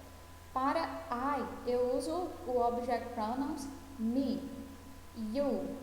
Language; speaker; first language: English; non-native, fluent; Portuguese